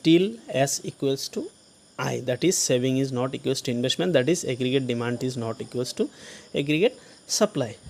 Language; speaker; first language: English; non-native, local second language; Assamese